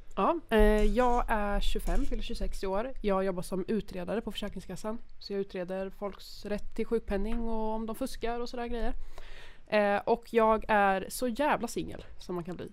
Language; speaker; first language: Swedish; native; Swedish